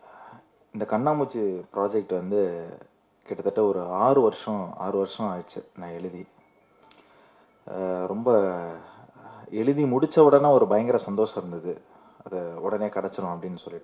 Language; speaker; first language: Tamil; native; Tamil